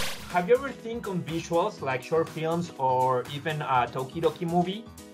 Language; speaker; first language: English; non-native, learner; Spanish